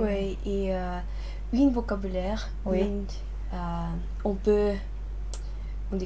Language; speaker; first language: French; non-native, learner; Lao